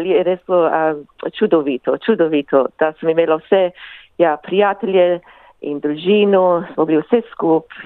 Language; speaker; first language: Slovenian; early bilingual, heritage; English